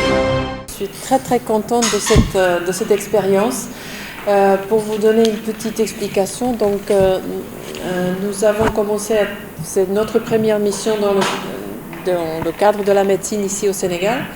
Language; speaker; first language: French; non-native, fluent; Czech